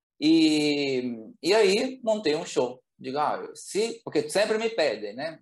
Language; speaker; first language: Portuguese; non-native, fluent; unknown